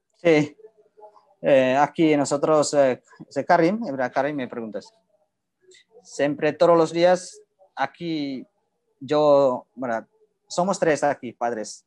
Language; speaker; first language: Spanish; non-native, learner; Indonesian